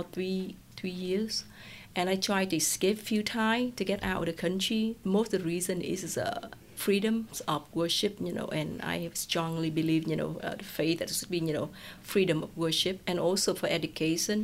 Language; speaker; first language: English; non-native, fluent; Vietnamese